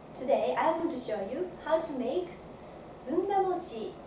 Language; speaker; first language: English; non-native, fluent; Japanese